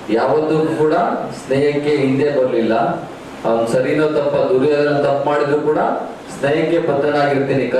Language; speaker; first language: Kannada; native; Kannada